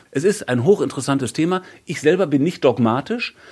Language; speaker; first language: German; native; German